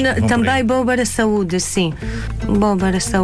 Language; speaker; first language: Portuguese; non-native, learner; Arabic